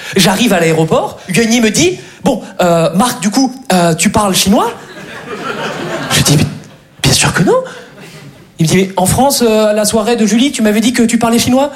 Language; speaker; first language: French; native; French